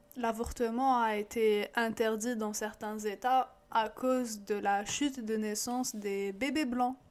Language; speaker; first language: French; non-native, local second language; Arabic